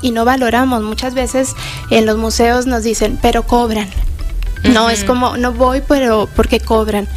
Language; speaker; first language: Spanish; native; Spanish